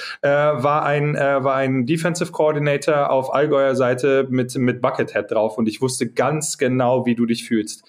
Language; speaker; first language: German; native; German